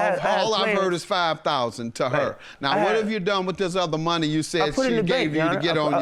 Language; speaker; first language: English; native; English